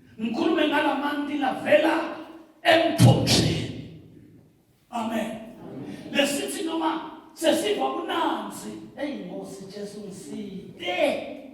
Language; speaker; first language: Zulu; non-native, local second language; Swati